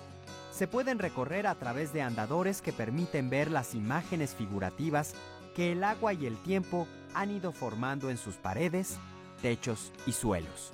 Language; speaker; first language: Spanish; native; Spanish